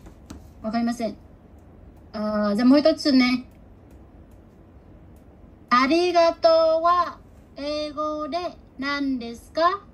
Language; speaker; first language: Japanese; non-native, fluent; Bangla